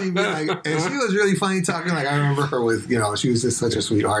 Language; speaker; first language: English; non-native, fluent; Spanish